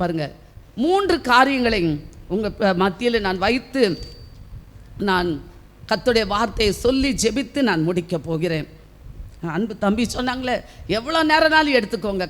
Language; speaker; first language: Tamil; native; Tamil